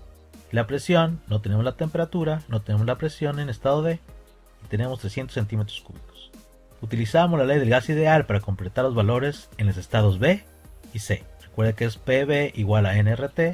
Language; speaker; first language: Spanish; native; Spanish